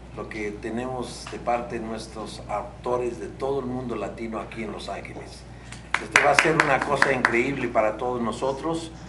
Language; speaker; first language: Spanish; early bilingual, heritage; Spanish